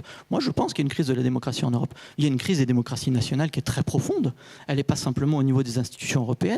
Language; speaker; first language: French; native; French